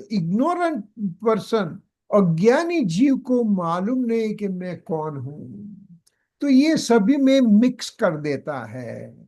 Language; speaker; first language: Hindi; non-native, local second language; Gujarati